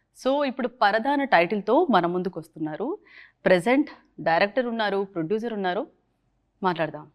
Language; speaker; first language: Telugu; native; Telugu